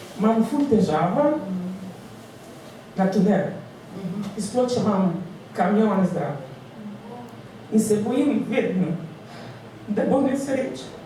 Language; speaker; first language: Slovenian; non-native, learner; Portuguese